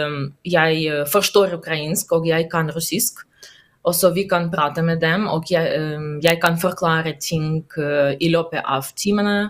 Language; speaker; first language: Norwegian; non-native, learner; Russian